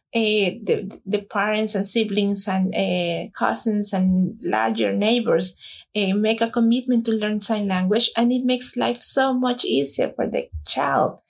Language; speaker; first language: English; non-native, fluent; Spanish